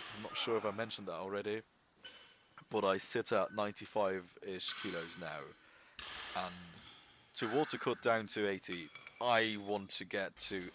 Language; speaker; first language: English; non-native, fluent; German